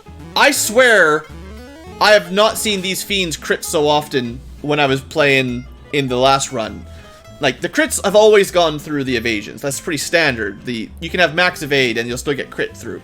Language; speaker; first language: English; native; English